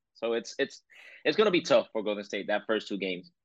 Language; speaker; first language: English; non-native, local second language; Spanish